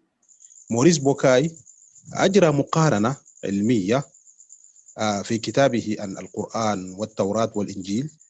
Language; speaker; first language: Arabic; native; Arabic